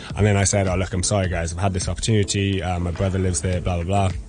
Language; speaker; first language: English; native; English